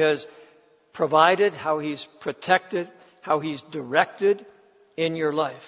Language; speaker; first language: English; native; English